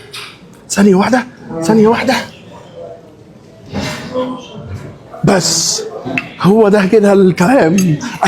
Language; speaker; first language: Arabic; native; Arabic